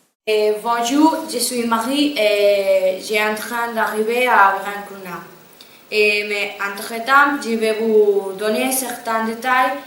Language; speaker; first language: French; non-native, learner; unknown